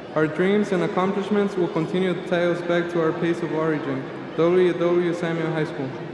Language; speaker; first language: English; early bilingual, other home language; Spanish